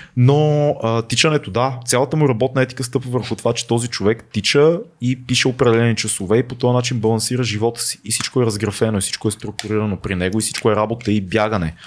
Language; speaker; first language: Bulgarian; native; Bulgarian